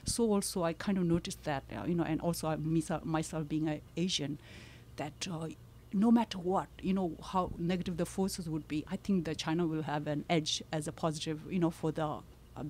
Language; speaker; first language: English; non-native, fluent; Tibetan